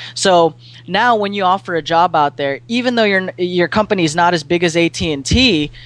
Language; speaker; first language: English; non-native, local second language; Filipino